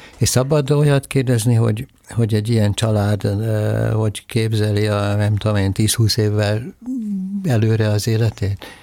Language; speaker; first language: Hungarian; native; Hungarian